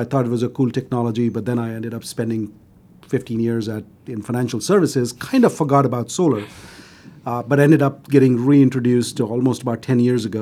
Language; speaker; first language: English; non-native, local second language; Hindi